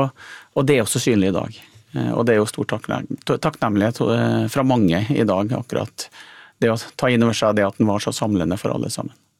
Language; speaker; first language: Norwegian; native; Norwegian